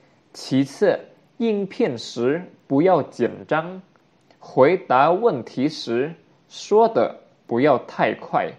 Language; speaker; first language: Chinese; non-native, fluent; Indonesian